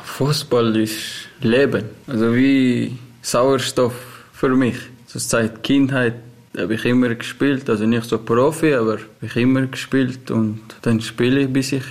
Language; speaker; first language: German; non-native, learner; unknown